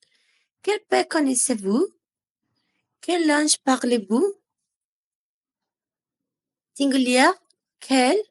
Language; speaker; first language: French; non-native, learner; Spanish